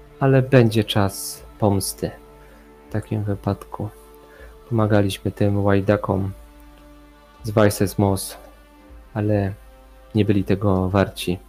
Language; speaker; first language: Polish; native; Polish